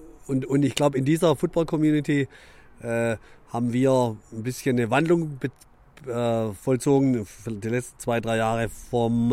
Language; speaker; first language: German; native; German